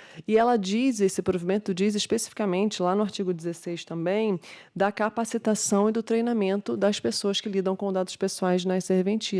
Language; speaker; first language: Portuguese; native; Portuguese